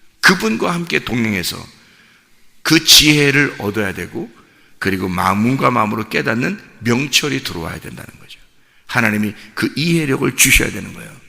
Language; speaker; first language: Korean; native; Korean